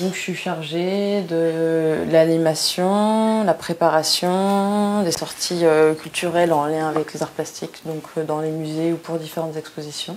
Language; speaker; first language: French; native; French